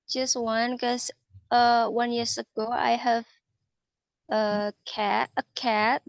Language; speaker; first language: English; non-native, learner; Indonesian